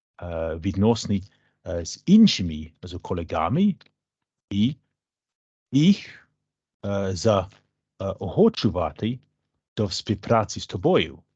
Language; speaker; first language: Ukrainian; non-native, learner; English